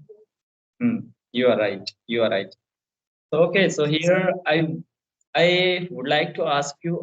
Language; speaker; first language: English; non-native, fluent; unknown